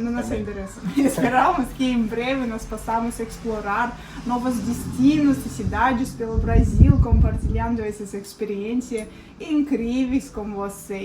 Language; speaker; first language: Portuguese; non-native, fluent; Russian